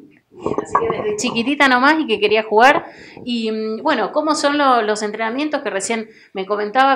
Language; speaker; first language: Spanish; native; Spanish